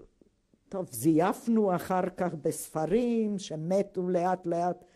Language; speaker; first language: Hebrew; non-native, fluent; Hungarian